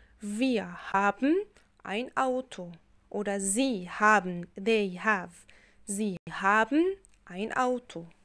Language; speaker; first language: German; non-native, fluent; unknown